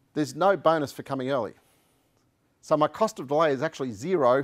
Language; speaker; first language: English; native; English